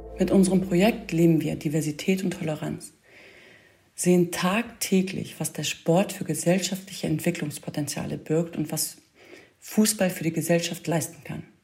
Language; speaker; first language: German; early bilingual, other home language; Kurdish